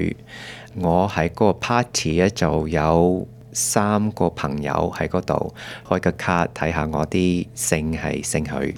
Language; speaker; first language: Chinese; early bilingual, heritage; Cantonese